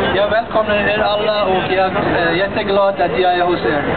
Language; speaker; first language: Swedish; non-native, fluent; Persian